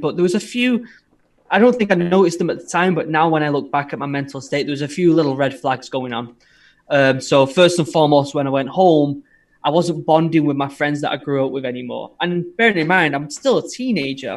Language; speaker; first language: English; native; English